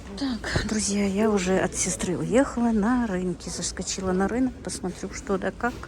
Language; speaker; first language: Russian; native; Russian